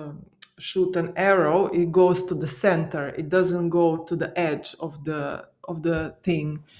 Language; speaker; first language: English; non-native, fluent; Slovenian